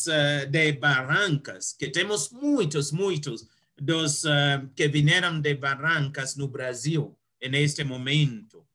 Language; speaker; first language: Portuguese; non-native, fluent; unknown